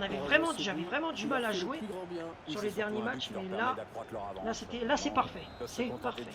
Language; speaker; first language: French; native; French